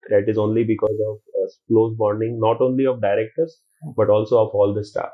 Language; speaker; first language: Hindi; non-native, local second language; Marathi